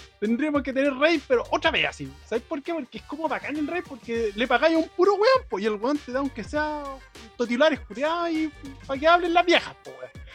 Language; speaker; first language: Spanish; native; Spanish